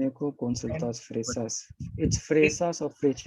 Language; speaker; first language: Spanish; non-native, learner; Hindi